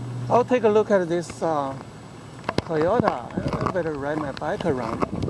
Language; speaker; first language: English; non-native, fluent; Chinese